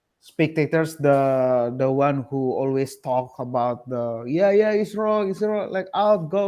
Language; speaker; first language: English; non-native, learner; Indonesian